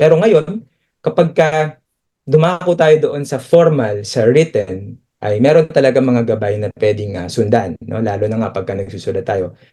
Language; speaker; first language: Filipino; native; Filipino